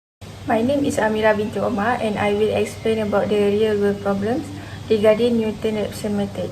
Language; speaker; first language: English; non-native, local second language; Malay